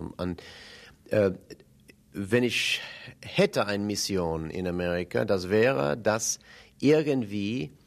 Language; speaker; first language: German; non-native, fluent; English